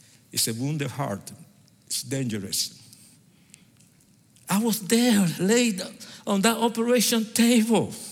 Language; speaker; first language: English; non-native, fluent; Spanish